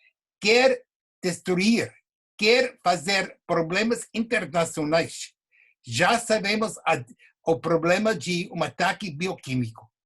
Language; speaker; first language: Portuguese; non-native, fluent; English